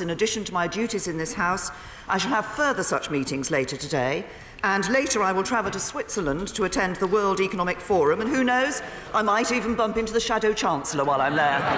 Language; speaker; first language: English; native; English